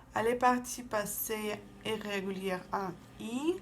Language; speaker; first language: French; non-native, fluent; Russian